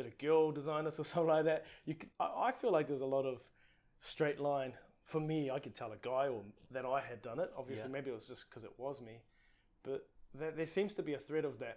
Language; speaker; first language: English; non-native, local second language; Māori